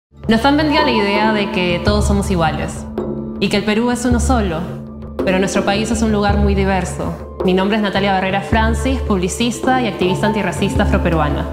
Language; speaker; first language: Spanish; native; Spanish